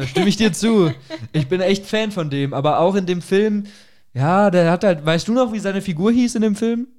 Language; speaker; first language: German; native; German